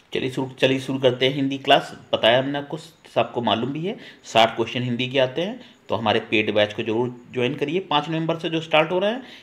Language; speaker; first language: Hindi; native; Hindi